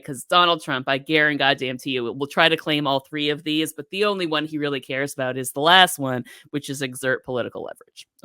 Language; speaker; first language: English; native; English